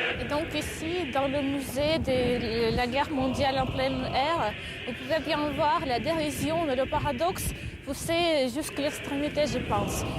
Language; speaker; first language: French; non-native, fluent; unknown